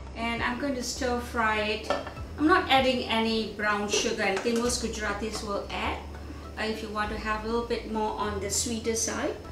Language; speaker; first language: English; non-native, local second language; Gujarati